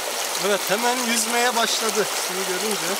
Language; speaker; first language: Turkish; native; Turkish